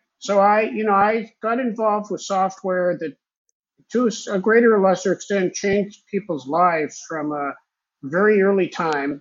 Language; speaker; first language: English; early bilingual, other home language; Hebrew